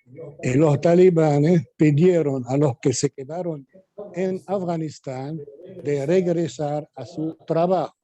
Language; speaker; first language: Spanish; non-native, fluent; Arabic